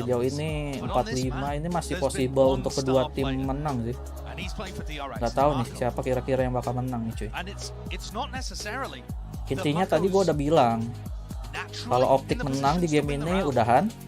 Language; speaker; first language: Indonesian; native; Indonesian